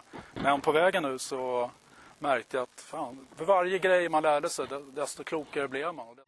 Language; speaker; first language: Swedish; native; Swedish